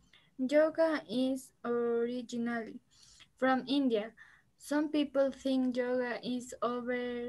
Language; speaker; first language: English; non-native, learner; Spanish